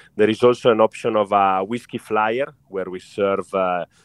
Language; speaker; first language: English; non-native, fluent; Italian